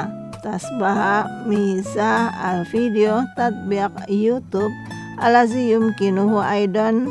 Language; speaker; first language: Arabic; non-native, fluent; Indonesian